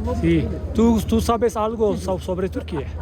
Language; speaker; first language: Spanish; non-native, learner; Turkish